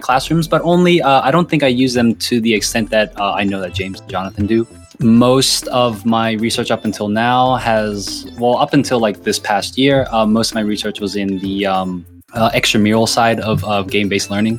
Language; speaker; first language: English; early bilingual, other home language; Thai